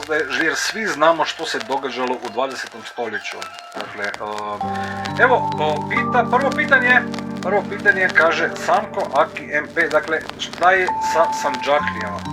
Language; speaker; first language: Croatian; native; Croatian